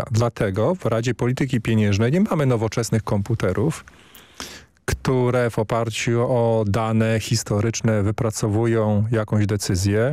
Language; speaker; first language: Polish; native; Polish